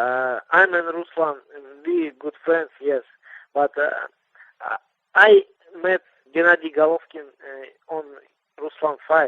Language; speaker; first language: English; non-native, learner; Russian